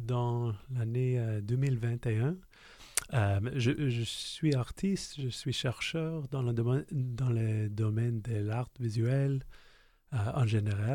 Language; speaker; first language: French; non-native, fluent; English